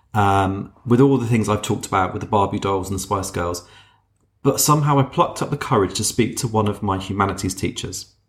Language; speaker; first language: English; native; English